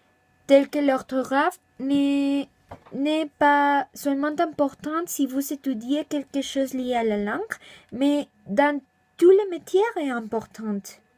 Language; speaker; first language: French; non-native, learner; Spanish